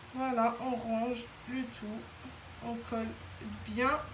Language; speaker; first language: French; non-native, local second language; Arabic